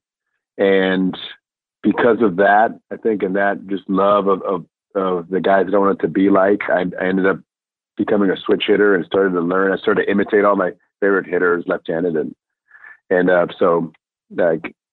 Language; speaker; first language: English; non-native, fluent; Spanish